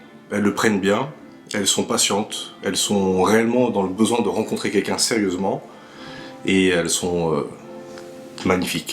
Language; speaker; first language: French; native; French